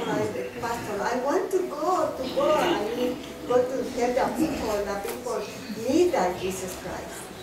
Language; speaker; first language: English; non-native, learner; Spanish